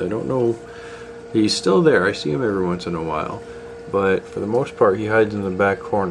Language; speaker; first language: English; native; English